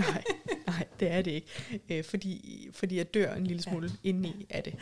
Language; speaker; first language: Danish; native; Danish